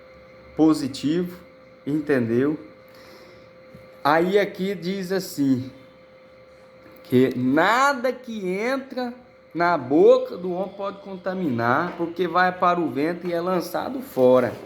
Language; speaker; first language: Portuguese; native; Portuguese